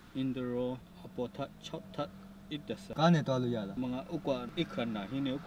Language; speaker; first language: English; non-native, fluent; Arabic